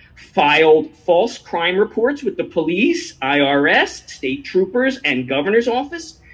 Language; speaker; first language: English; native; English